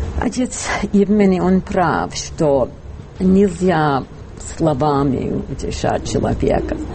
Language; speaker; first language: Russian; non-native, fluent; English